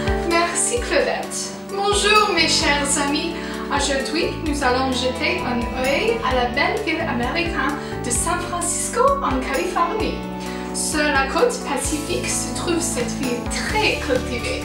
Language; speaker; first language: French; non-native, learner; English